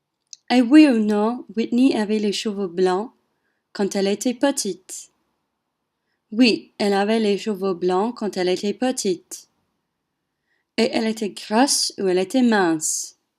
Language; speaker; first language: French; non-native, learner; English